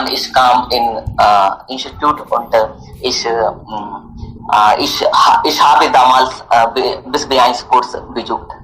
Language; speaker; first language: German; non-native, learner; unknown